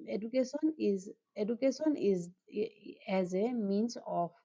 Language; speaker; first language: English; non-native, local second language; Assamese